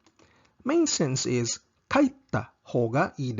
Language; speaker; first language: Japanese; non-native, fluent; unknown